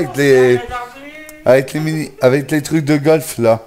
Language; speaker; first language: French; native; French